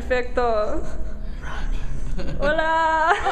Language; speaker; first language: Spanish; non-native, learner; English